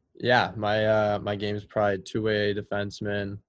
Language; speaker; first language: English; native; English